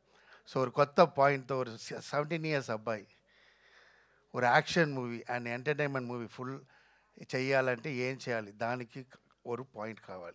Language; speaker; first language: Telugu; non-native, fluent; Tamil